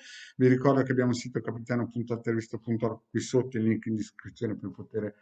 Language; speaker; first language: Italian; native; Italian